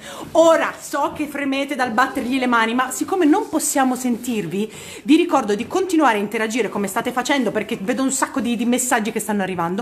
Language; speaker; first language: Italian; native; Italian